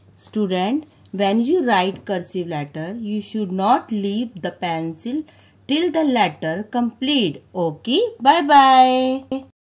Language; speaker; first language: English; non-native, local second language; Hindi